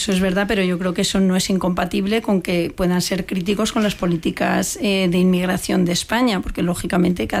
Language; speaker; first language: Spanish; native; Spanish